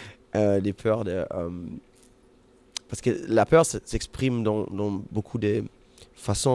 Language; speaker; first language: French; non-native, fluent; German